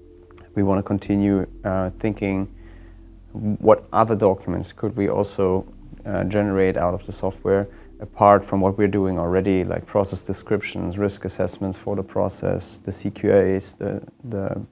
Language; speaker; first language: English; non-native, fluent; German